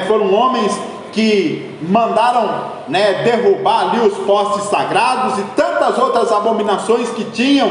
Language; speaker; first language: Portuguese; native; Portuguese